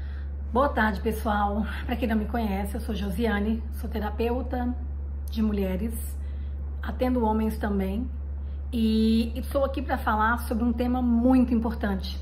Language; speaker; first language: Portuguese; native; Portuguese